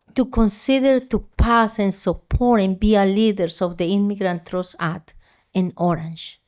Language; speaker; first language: English; non-native, fluent; Spanish